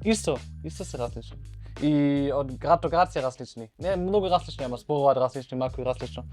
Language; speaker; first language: Macedonian; non-native, fluent; German